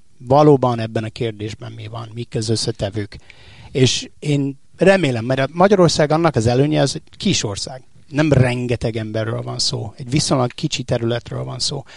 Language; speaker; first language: Hungarian; non-native, fluent; English